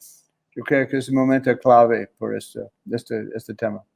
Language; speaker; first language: Spanish; non-native, fluent; English